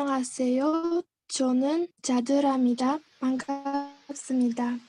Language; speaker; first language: Korean; non-native, learner; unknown